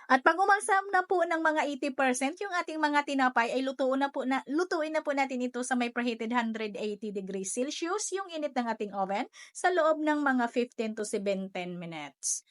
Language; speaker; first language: Filipino; non-native, local second language; Hiligaynon